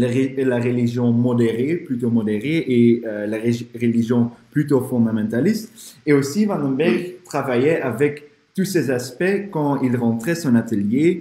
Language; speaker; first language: French; non-native, fluent; Dutch